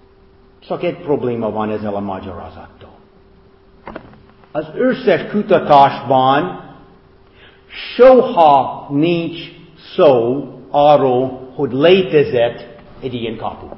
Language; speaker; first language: Hungarian; non-native, fluent; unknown